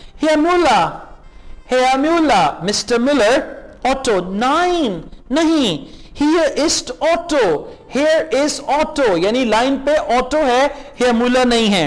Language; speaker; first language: German; non-native, fluent; Urdu